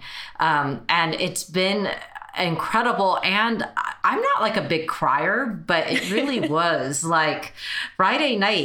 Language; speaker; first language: English; early bilingual, other home language; Chinese